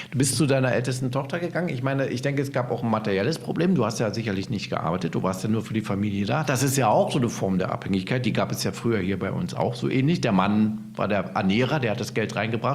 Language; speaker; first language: German; native; German